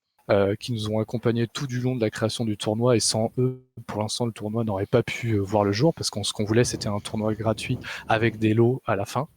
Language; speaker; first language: French; native; French